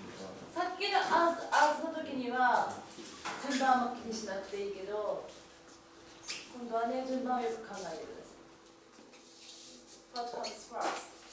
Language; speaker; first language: Japanese; non-native, learner; English